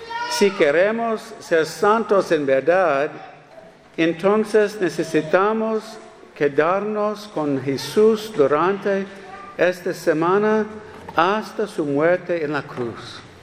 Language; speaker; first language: Spanish; non-native, learner; English